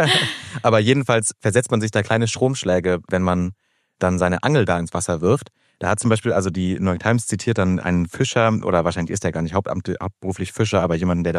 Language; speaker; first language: German; native; German